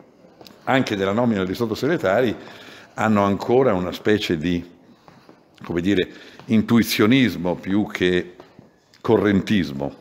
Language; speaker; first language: Italian; native; Italian